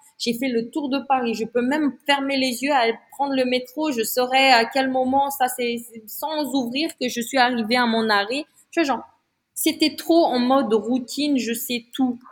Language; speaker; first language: French; non-native, local second language; Malagasy